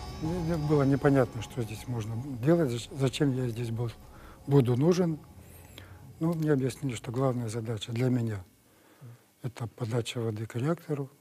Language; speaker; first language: Russian; native; Russian